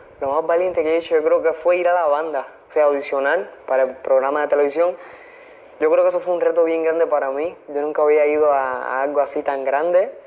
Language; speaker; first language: Spanish; native; Spanish